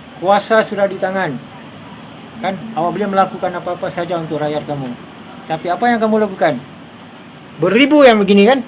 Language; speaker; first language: Malay; native; Malay